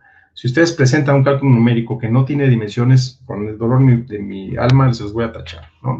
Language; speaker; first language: Spanish; native; Spanish